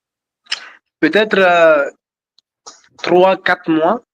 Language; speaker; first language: French; non-native, local second language; Tamasheq